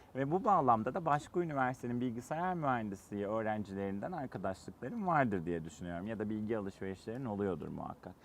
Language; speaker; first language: Turkish; native; Turkish